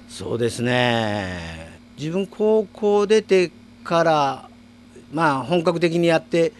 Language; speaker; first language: Japanese; native; Japanese